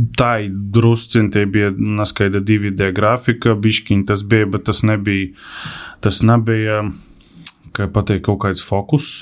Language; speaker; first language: Latvian; native; Latvian